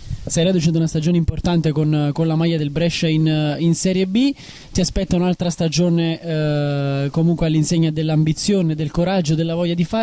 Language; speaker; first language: Italian; native; Italian